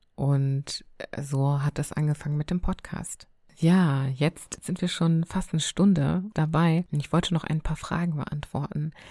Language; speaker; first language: German; early bilingual, other home language; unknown